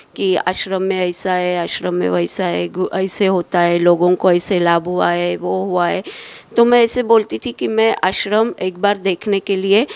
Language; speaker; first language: Hindi; non-native, local second language; Marathi